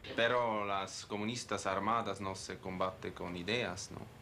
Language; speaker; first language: Spanish; non-native, fluent; German